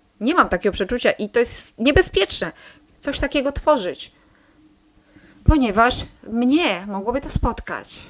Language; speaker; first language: Polish; native; Polish